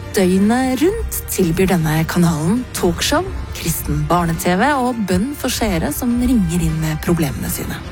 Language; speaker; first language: Norwegian; native; Norwegian